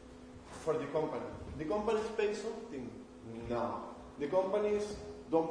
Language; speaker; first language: English; non-native, learner; Spanish